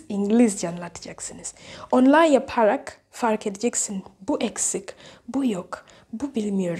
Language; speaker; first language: Turkish; non-native, learner; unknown